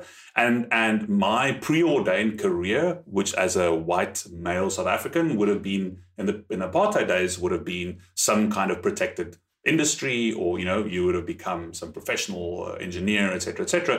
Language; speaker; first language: English; non-native, local second language; German